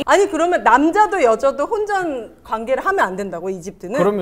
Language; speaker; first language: Korean; native; Korean